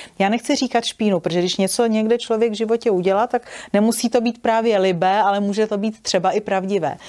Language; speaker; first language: Czech; native; Czech